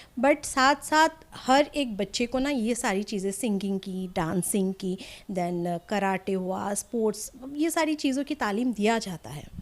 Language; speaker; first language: Hindi; non-native, local second language; Assamese